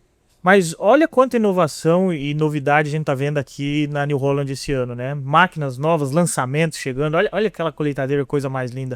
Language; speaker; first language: Portuguese; native; Portuguese